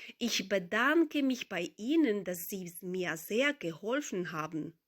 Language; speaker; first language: German; non-native, learner; Ukrainian